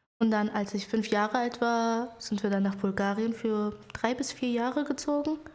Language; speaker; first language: German; early bilingual, other home language; Bulgarian